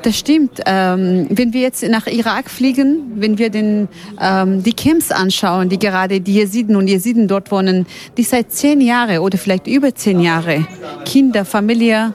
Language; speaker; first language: German; non-native, fluent; Kurdish